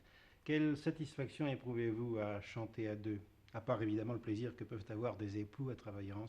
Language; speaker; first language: French; native; French